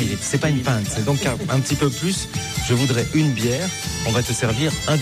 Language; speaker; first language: French; native; French